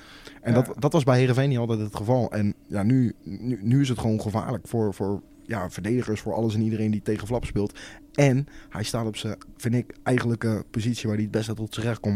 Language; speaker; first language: Dutch; native; Dutch